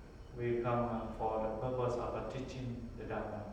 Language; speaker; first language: English; non-native, learner; Vietnamese